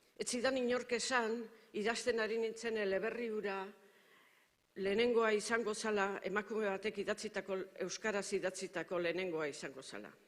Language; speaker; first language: Basque; native; Basque